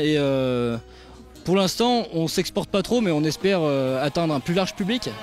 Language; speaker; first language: French; native; French